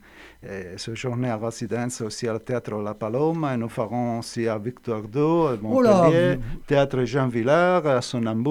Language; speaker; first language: French; non-native, fluent; Italian